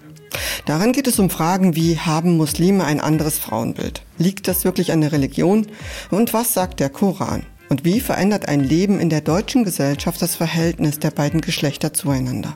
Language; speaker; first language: German; native; German